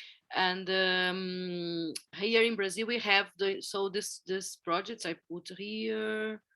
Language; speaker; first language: English; non-native, fluent; Portuguese